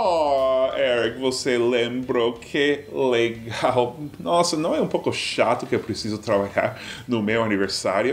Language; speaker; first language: Portuguese; non-native, fluent; English